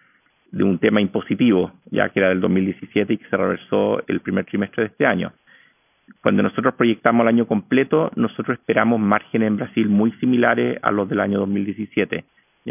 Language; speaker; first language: Spanish; native; Spanish